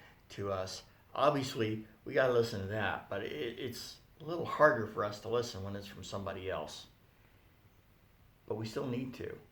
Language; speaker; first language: English; native; English